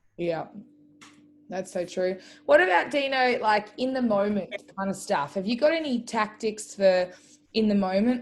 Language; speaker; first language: English; native; English